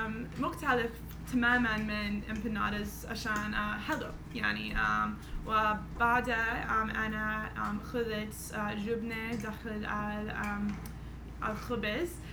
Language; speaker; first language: Arabic; non-native, learner; English